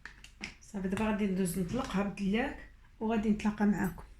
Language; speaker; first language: Arabic; native; Arabic